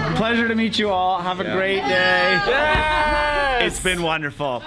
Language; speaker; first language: English; native; English